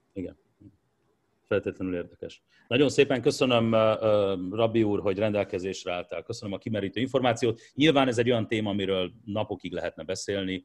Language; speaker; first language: Hungarian; native; Hungarian